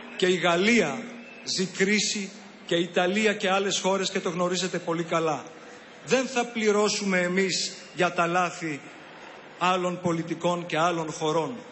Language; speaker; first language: Greek; early bilingual, heritage; Greek